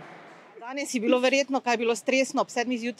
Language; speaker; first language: Slovenian; native; Slovenian